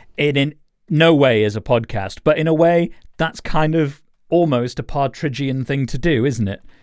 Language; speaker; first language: English; native; English